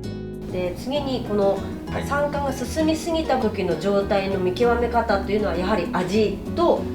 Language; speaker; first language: Japanese; native; Japanese